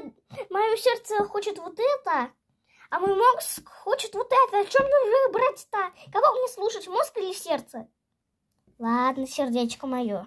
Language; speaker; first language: Russian; native; Russian